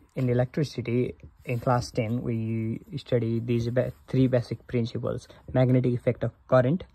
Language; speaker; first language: English; non-native, local second language; Nepali